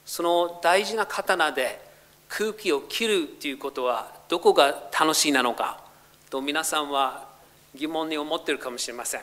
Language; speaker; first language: Japanese; non-native, fluent; English